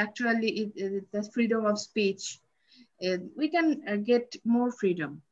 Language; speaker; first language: English; non-native, learner; Bangla